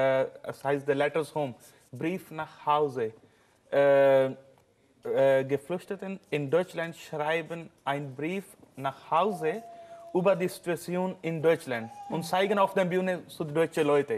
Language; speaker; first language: German; non-native, learner; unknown